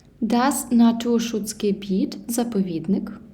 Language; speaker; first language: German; non-native, fluent; Ukrainian